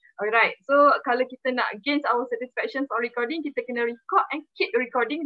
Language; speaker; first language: English; non-native, local second language; Malay